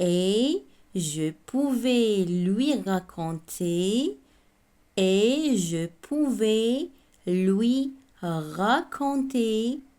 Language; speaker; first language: French; non-native, local second language; Arabic